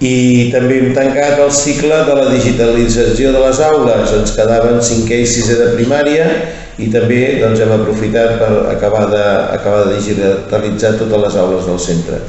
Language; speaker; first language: Catalan; native; Catalan